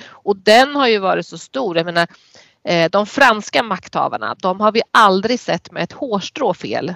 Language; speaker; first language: Swedish; native; Swedish